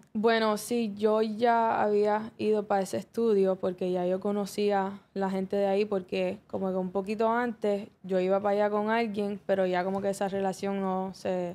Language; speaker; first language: Spanish; early bilingual, heritage; Spanish